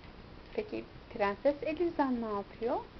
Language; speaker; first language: Turkish; native; Turkish